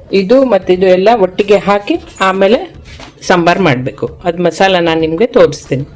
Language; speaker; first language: Kannada; non-native, local second language; Konkani